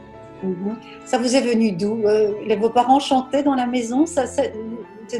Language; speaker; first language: French; native; French